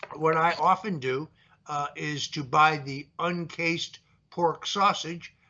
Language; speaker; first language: English; early bilingual, other home language; Italian